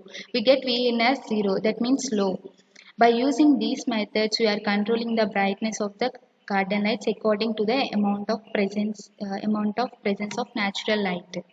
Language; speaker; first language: English; non-native, local second language; Telugu